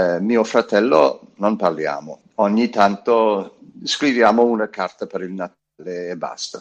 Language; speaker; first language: Italian; non-native, fluent; English